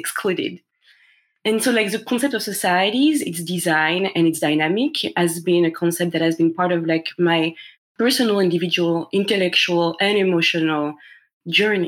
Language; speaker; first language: English; non-native, fluent; French